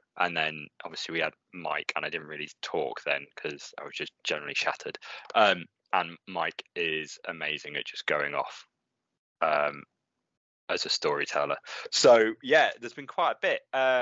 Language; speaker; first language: English; native; English